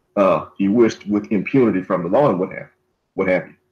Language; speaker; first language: English; native; English